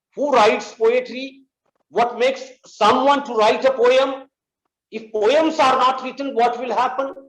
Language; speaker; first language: English; non-native, local second language; Marathi